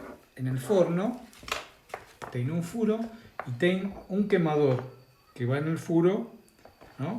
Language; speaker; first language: Portuguese; non-native, learner; Spanish